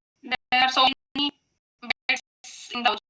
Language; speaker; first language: English; non-native, learner; Marathi